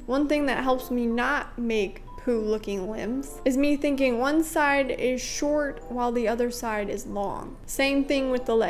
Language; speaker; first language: English; native; English